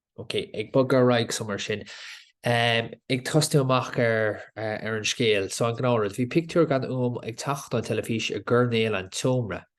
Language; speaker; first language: Irish; native; Irish